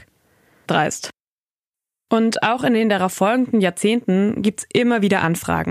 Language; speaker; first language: German; native; German